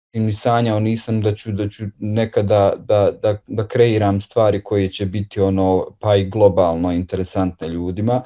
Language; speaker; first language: Bosnian; native; Bosnian